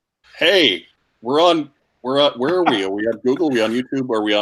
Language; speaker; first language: English; native; English